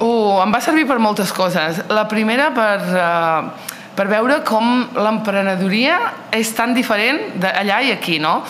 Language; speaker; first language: Catalan; early bilingual, other home language; Riffian